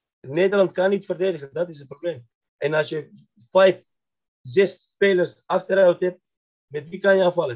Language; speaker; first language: Dutch; non-native, fluent; Macedonian